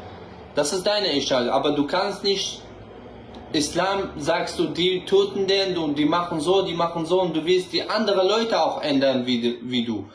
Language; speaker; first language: German; non-native, learner; Central Kurdish